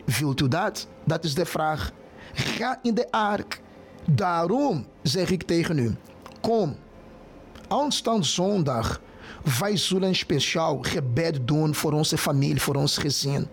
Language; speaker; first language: Dutch; non-native, fluent; Portuguese